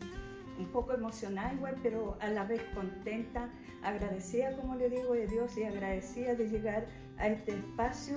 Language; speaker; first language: Spanish; native; Spanish